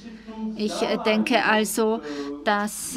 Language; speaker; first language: German; non-native, fluent; Czech